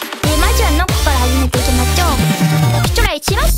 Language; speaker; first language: Japanese; native; Japanese